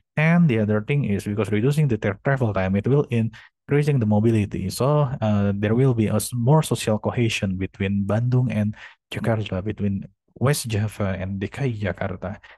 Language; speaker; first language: English; non-native, fluent; Indonesian